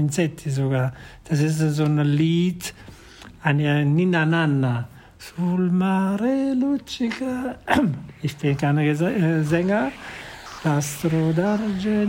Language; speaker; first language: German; non-native, fluent; Italian